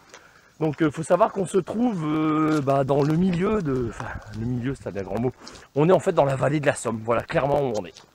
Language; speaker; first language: French; native; French